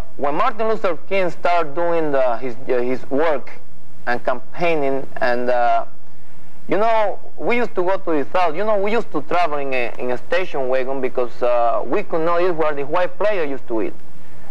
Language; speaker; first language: English; non-native, fluent; Spanish